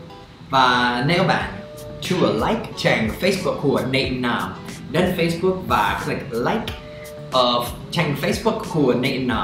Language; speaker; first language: Vietnamese; non-native, fluent; English